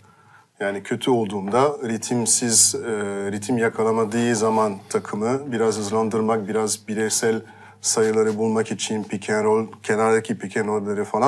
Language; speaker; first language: Turkish; non-native, fluent; French